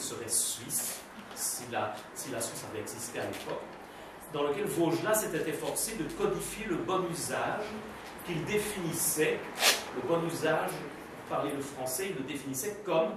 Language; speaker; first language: French; native; French